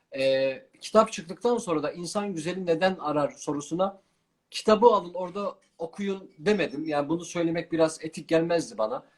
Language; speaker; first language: Turkish; non-native, local second language; Kurdish